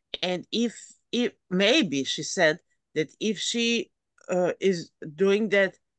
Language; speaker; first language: English; non-native, fluent; Serbian